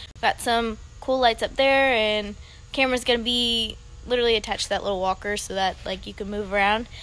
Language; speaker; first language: English; native; English